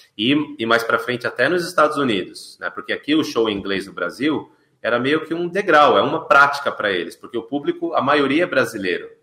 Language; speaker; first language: Portuguese; native; Portuguese